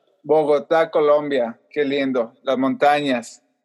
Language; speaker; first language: Spanish; native; Spanish